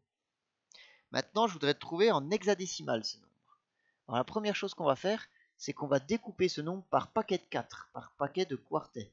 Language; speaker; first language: French; native; French